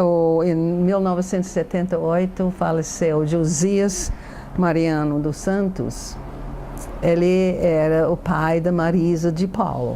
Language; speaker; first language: Portuguese; non-native, fluent; English